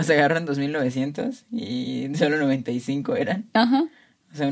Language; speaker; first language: Spanish; native; Spanish